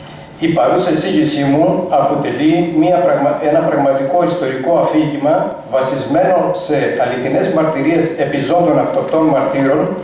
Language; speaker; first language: Greek; native; Greek